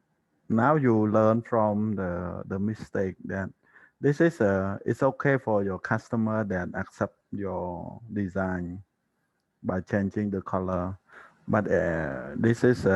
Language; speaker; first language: English; non-native, learner; Khmer